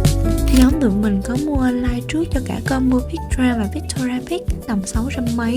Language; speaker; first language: Vietnamese; native; Vietnamese